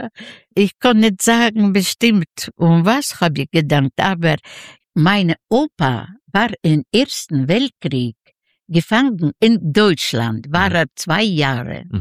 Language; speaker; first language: German; non-native, learner; Yiddish